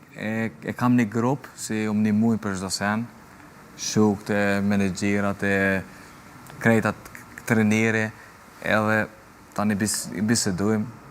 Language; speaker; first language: Albanian; early bilingual, heritage; Albanian